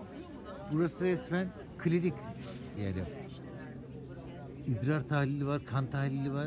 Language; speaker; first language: Turkish; native; Turkish